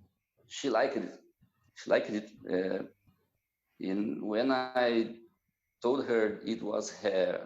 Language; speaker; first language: English; non-native, fluent; Portuguese